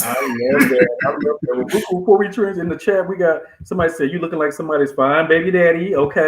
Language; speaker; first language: English; native; English